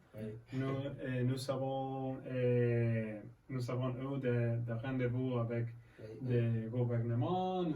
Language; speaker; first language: French; non-native, learner; Spanish